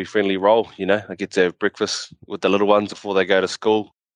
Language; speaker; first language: English; native; English